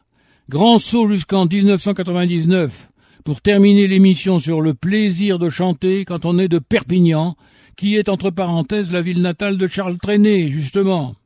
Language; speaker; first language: French; native; French